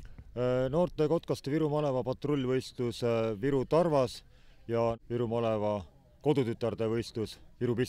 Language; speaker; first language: Estonian; native; Estonian